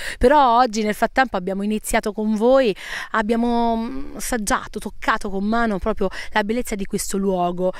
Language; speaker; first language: Italian; native; Italian